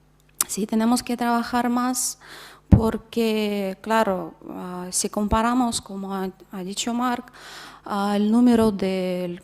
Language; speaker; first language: Spanish; non-native, fluent; Russian